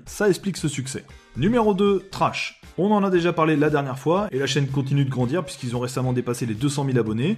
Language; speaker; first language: French; native; French